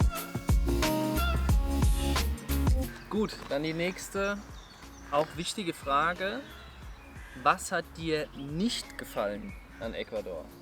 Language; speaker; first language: German; native; German